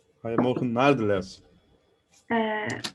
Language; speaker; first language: Dutch; non-native, learner; Turkish